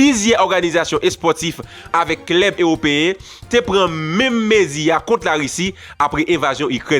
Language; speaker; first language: French; non-native, local second language; Haitian Creole